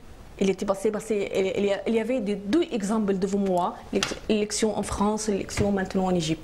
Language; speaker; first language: French; non-native, learner; Arabic